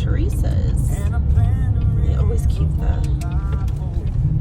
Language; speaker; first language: English; native; English